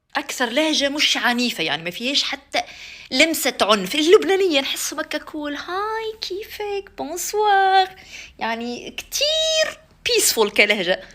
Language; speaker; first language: Arabic; native; Arabic